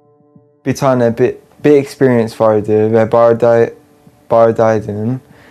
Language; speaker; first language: Turkish; early bilingual, heritage; English